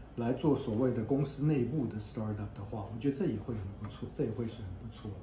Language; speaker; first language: Chinese; native; Chinese